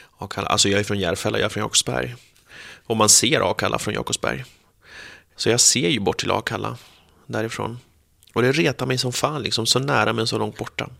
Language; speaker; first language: Swedish; early bilingual, other home language; Spanish